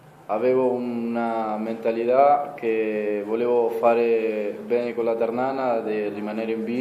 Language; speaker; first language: Italian; non-native, fluent; Spanish